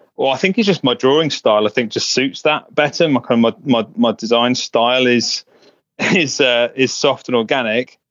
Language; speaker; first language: English; native; English